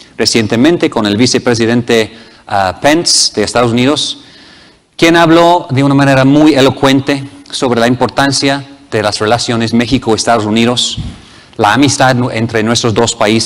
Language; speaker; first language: Spanish; non-native, fluent; English